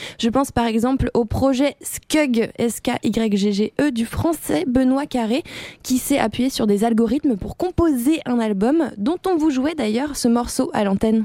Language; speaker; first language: French; native; French